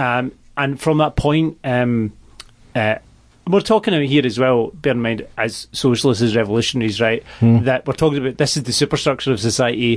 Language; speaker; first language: English; native; English